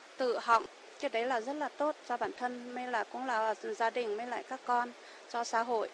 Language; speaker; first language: Vietnamese; non-native, local second language; Iu Mien